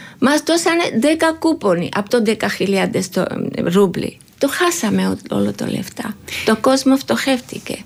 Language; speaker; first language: Greek; non-native, learner; Georgian